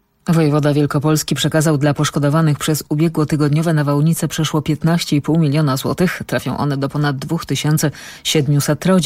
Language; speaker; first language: Polish; native; Polish